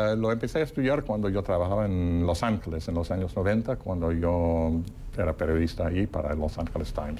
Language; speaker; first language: Spanish; non-native, fluent; English